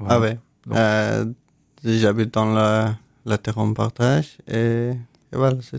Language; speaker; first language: French; non-native, learner; Persian